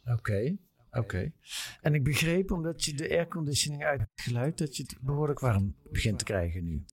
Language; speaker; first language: Dutch; native; Dutch